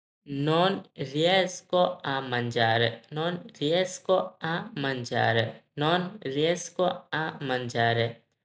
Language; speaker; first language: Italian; non-native, learner; Bangla